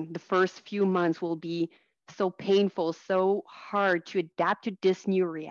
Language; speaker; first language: English; non-native, fluent; French